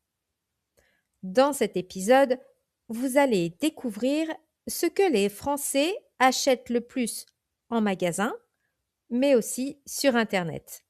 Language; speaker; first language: French; native; French